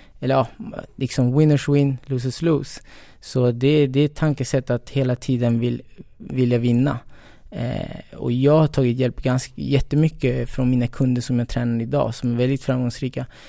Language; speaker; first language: Swedish; early bilingual, other home language; Spanish